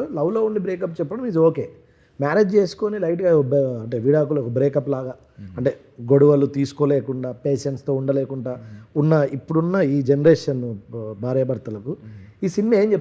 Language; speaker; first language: Telugu; native; Telugu